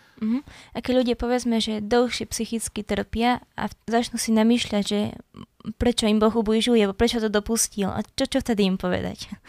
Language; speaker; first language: Slovak; native; Slovak